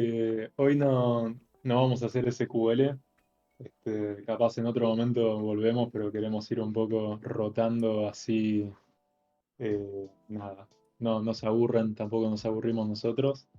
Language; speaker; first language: Spanish; native; Spanish